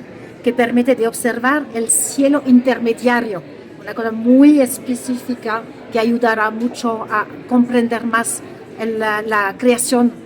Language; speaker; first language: Spanish; non-native, fluent; French